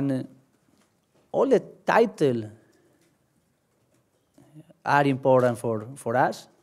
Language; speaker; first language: English; non-native, learner; Spanish